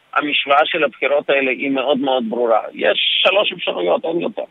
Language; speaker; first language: Hebrew; early bilingual, other home language; Ukrainian